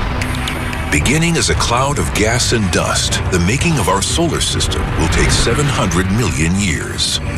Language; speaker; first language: English; native; English